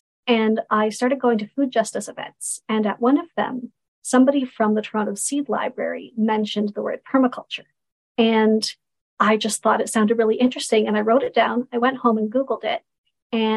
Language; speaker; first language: English; native; English